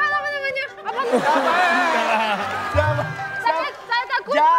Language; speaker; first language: Indonesian; non-native, learner; Russian